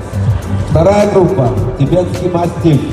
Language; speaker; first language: Russian; non-native, fluent; Georgian